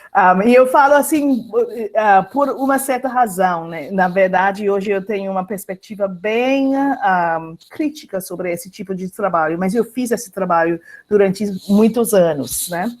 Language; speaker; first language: Portuguese; non-native, fluent; English